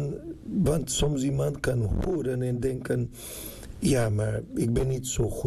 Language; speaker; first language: Dutch; non-native, fluent; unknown